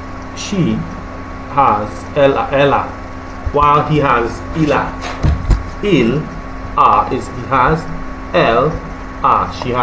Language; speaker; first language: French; non-native, learner; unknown